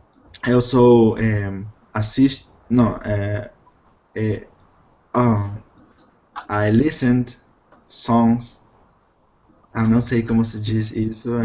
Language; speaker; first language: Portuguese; non-native, learner; Spanish